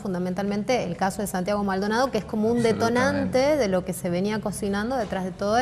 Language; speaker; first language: Spanish; native; Spanish